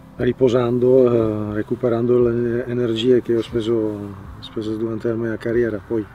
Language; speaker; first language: Italian; non-native, fluent; Czech